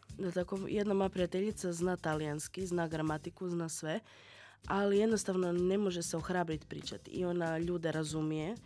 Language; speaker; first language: Serbian; native; Serbian